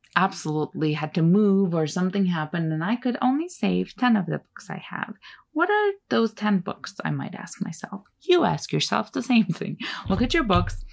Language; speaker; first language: English; non-native, fluent; Turkish